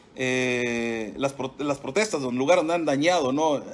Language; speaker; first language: Spanish; native; Spanish